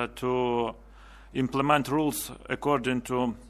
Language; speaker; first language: English; non-native, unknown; Ukrainian